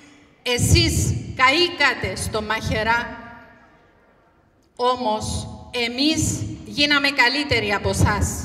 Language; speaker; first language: Greek; native; Greek